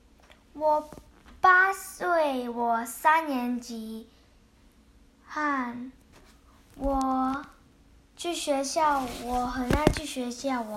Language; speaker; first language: Chinese; early bilingual, heritage; Chinese